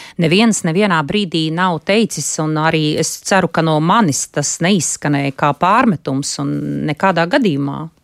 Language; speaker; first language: Latvian; native; Latvian